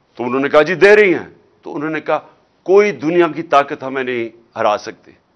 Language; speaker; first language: Urdu; non-native, local second language; Punjabi